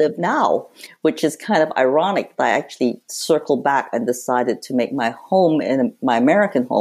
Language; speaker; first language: English; native; English